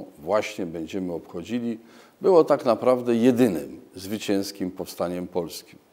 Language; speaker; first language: Polish; native; Polish